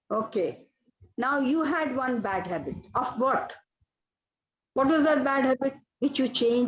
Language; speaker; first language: English; non-native, local second language; Odia